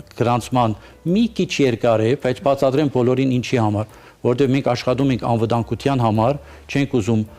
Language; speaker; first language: Armenian; early bilingual, heritage; Armenian